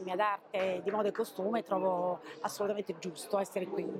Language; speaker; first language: Italian; native; Italian